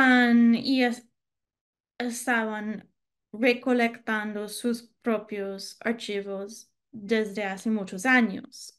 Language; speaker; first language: Spanish; non-native, learner; English